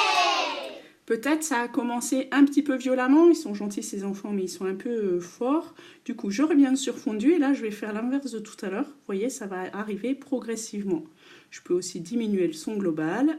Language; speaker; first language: French; native; French